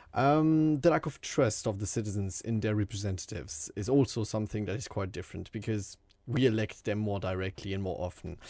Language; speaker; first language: English; non-native, fluent; French